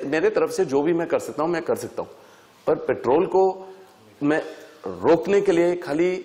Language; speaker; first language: Hindi; native; Hindi